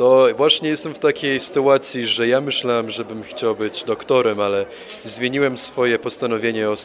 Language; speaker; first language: Polish; early bilingual, heritage; Polish